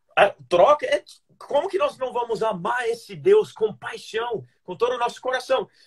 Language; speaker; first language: Portuguese; non-native, fluent; English